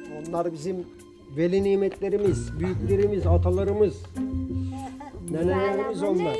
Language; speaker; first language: Turkish; native; Turkish